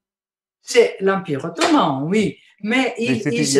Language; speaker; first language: French; non-native, fluent; Bulgarian